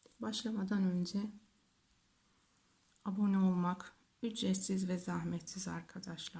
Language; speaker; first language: Turkish; native; Turkish